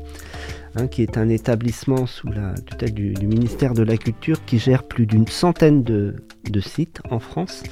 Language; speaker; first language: French; native; French